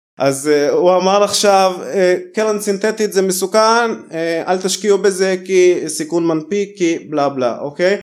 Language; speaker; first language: Hebrew; early bilingual, other home language; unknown